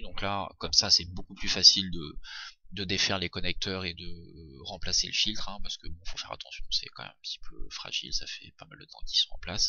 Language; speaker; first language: French; native; French